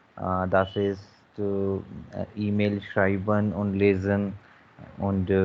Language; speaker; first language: German; non-native, learner; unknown